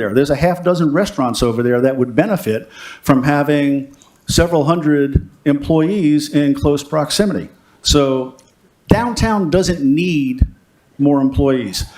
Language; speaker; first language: English; native; English